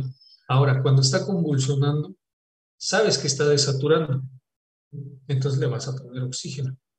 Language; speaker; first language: Spanish; native; Spanish